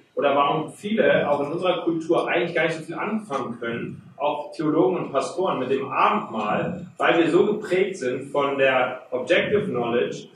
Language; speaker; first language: German; native; German